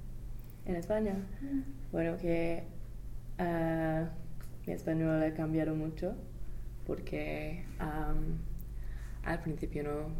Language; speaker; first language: Spanish; non-native, fluent; English